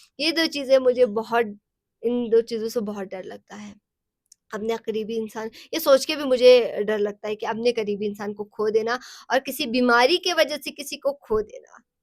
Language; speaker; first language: Hindi; non-native, local second language; Sicilian